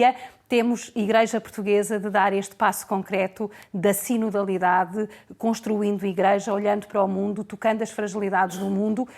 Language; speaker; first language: Portuguese; native; Portuguese